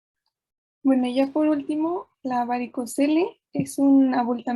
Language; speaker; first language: Spanish; native; Spanish